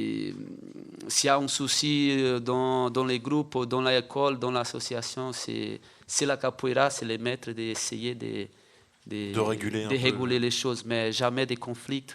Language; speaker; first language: French; non-native, fluent; Portuguese